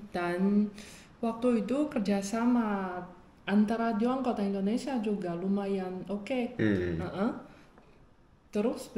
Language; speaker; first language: Indonesian; non-native, fluent; Chinese